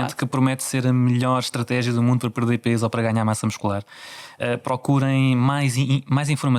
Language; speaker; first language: Portuguese; native; Portuguese